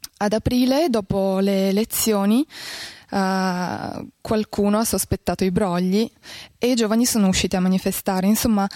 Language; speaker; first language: Italian; non-native, fluent; Romanian